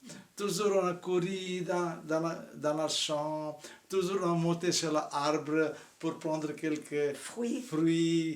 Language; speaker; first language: French; non-native, fluent; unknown